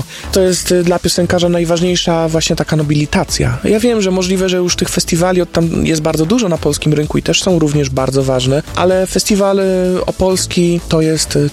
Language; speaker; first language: Polish; native; Polish